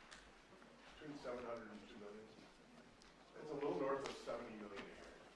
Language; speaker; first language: English; native; English